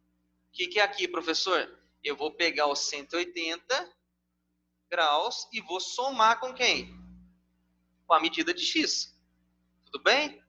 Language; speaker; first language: Portuguese; native; Portuguese